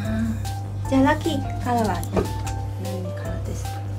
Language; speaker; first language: Japanese; non-native, learner; Chinese